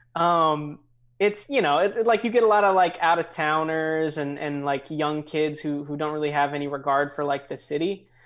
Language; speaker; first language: English; native; English